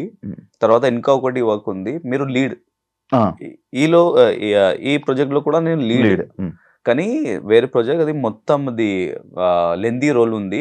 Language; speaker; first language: Telugu; non-native, learner; Hindi